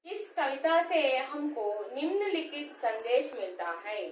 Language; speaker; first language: Hindi; non-native, local second language; Telugu